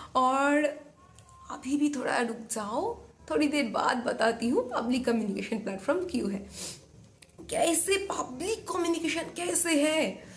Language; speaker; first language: Hindi; non-native, local second language; Bangla